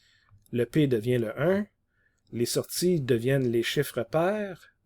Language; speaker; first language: French; native; French